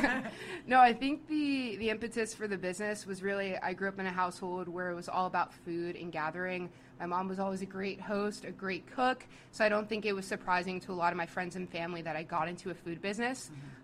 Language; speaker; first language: English; native; English